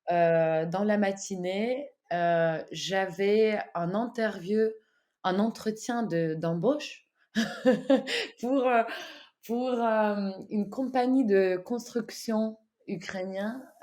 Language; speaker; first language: French; non-native, fluent; Ukrainian